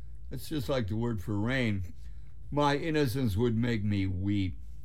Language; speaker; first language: English; native; English